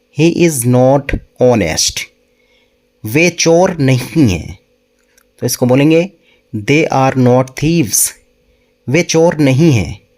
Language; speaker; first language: Hindi; native; Hindi